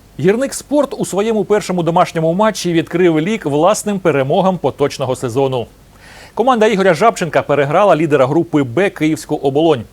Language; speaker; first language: Ukrainian; native; Ukrainian